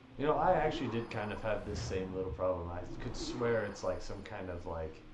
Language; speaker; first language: English; native; English